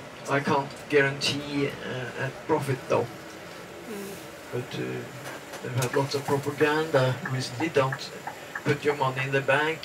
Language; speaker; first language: English; non-native, fluent; Norwegian